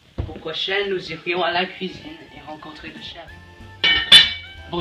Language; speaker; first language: French; non-native, learner; English